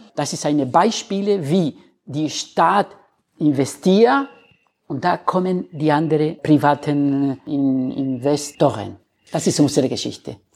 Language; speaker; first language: German; non-native, fluent; Spanish